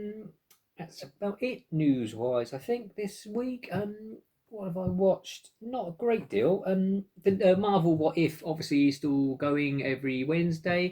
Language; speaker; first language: English; native; English